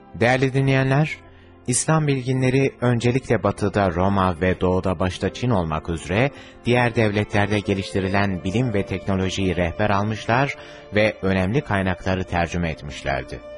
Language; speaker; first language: Turkish; native; Turkish